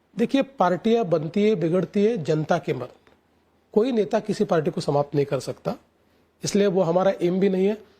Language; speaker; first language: Hindi; non-native, local second language; Marathi